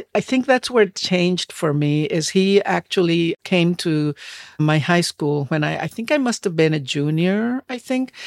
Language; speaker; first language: English; non-native, fluent; Spanish